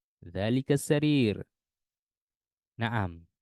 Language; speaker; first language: Arabic; non-native, fluent; Indonesian